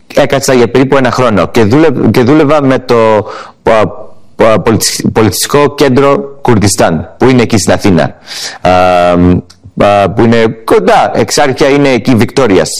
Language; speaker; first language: Greek; early bilingual, heritage; Greek